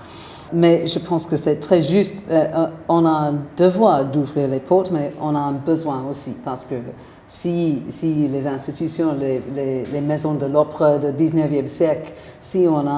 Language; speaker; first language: French; non-native, fluent; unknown